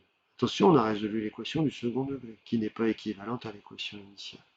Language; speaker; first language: French; native; French